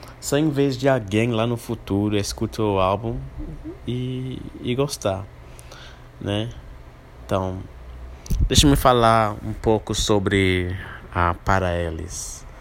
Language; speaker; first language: Portuguese; non-native, fluent; English